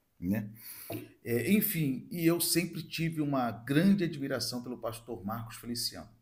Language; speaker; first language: Portuguese; native; Portuguese